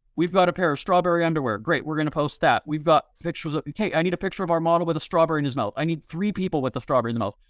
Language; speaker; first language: English; native; English